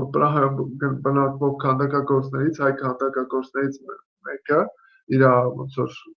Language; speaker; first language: Armenian; native; Armenian